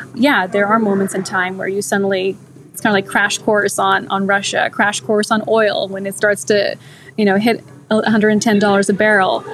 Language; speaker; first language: English; native; English